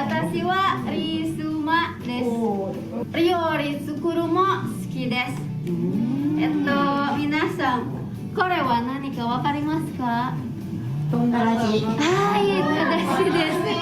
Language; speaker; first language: Japanese; non-native, learner; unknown